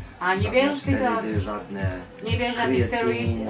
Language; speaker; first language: Polish; early bilingual, heritage; Polish